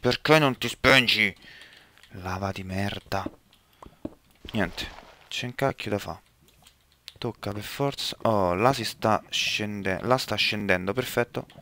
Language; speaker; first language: Italian; native; Italian